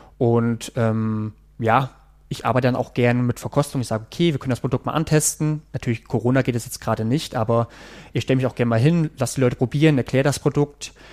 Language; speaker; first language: German; native; German